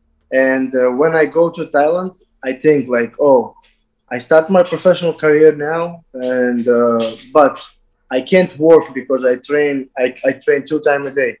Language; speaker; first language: English; non-native, learner; Azerbaijani